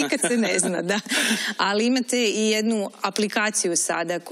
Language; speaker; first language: Croatian; native; Croatian